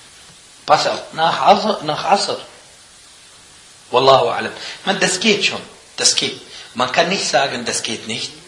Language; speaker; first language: German; non-native, fluent; Arabic